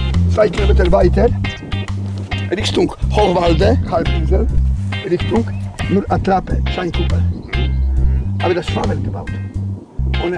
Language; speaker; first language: German; non-native, learner; Polish